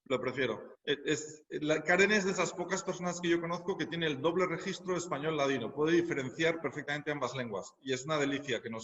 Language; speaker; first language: Spanish; native; Spanish